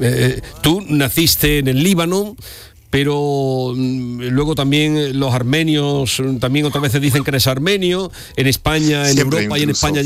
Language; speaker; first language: Spanish; native; Spanish